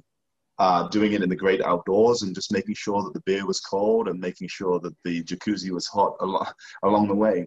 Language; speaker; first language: English; native; English